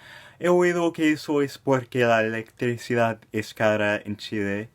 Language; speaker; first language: Spanish; non-native, fluent; English